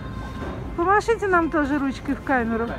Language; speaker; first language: Russian; native; Russian